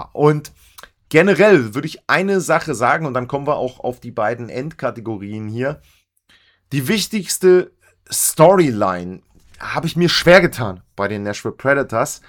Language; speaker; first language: German; native; German